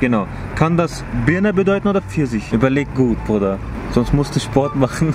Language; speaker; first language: German; early bilingual, other home language; Turkish